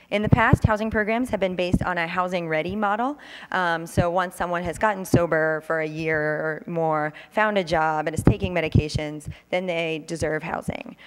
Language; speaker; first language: English; native; English